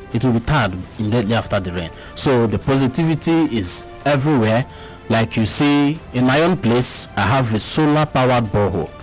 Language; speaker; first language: English; non-native, local second language; Igbo